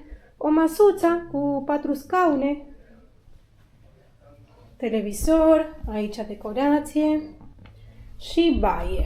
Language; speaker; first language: Romanian; non-native, learner; Spanish